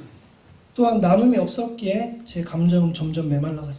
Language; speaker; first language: Korean; native; Korean